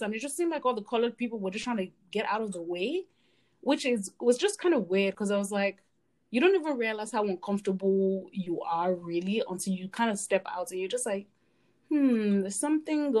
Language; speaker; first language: English; non-native, local second language; Yoruba